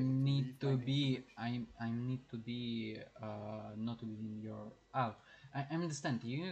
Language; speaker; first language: English; non-native, learner; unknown